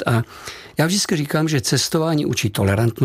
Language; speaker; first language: Czech; native; Czech